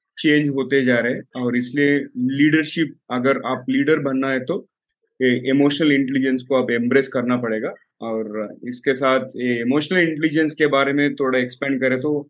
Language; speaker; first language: Hindi; native; Hindi